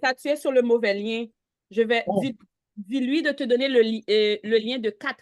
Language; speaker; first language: French; native; French